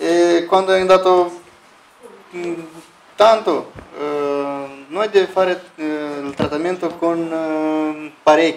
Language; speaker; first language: Italian; non-native, learner; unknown